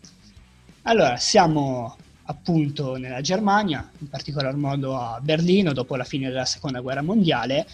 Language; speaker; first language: Italian; native; Italian